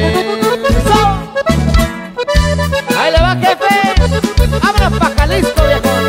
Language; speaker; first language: Spanish; native; Spanish